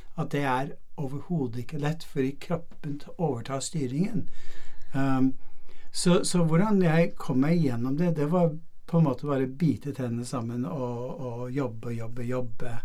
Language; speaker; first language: Norwegian; non-native, fluent; English